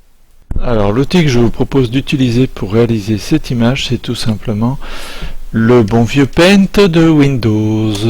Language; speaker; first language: French; native; French